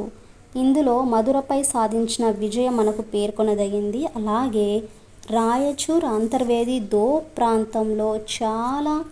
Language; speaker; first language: Telugu; native; Telugu